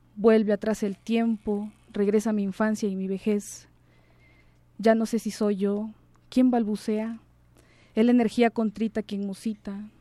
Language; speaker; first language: Spanish; native; Spanish